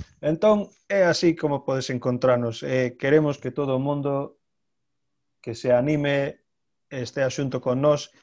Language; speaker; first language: Galician; native; Galician